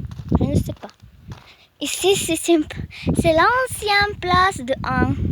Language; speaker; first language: French; non-native, learner; Arabic